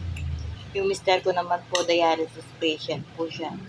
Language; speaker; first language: Filipino; native; Filipino